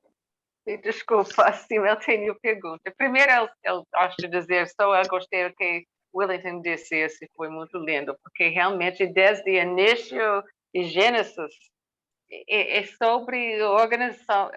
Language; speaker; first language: Portuguese; non-native, learner; English